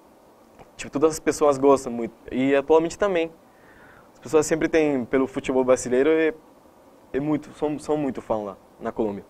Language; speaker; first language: Portuguese; non-native, fluent; Spanish